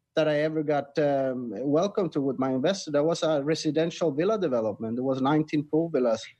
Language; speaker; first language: English; non-native, fluent; Swedish